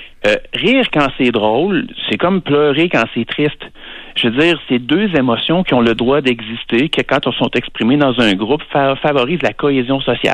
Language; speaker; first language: French; native; French